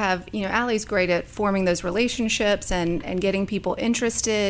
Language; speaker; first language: English; native; English